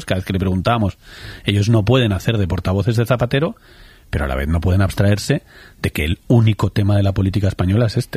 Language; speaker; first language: Spanish; native; Spanish